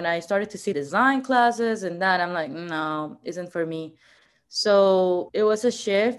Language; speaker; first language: English; non-native, fluent; Spanish